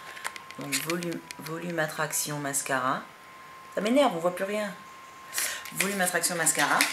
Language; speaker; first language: French; native; French